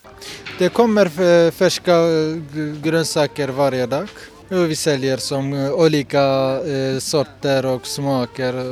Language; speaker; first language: Swedish; non-native, learner; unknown